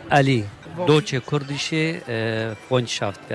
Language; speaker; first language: German; non-native, learner; Kurdish